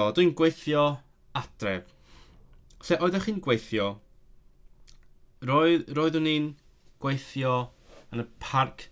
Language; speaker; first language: Welsh; non-native, learner; Cantonese